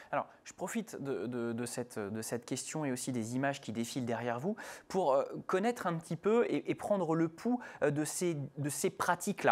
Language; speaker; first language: French; native; French